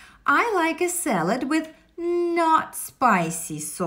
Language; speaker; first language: English; non-native, fluent; Russian